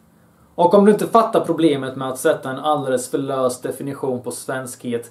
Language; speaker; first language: Swedish; early bilingual, other home language; Bosnian